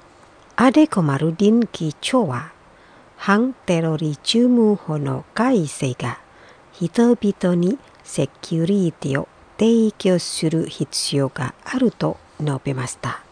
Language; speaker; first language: Japanese; non-native, fluent; Indonesian